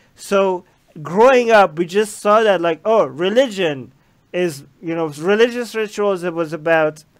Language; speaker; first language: English; non-native, fluent; Persian